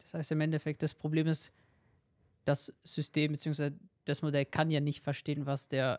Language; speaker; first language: German; native; German